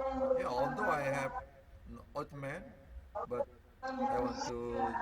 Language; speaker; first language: English; non-native, learner; Sasak